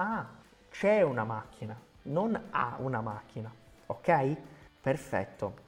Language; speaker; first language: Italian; non-native, fluent; Portuguese